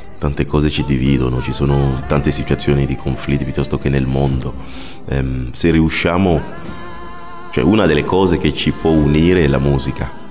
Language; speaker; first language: Italian; non-native, fluent; Ewe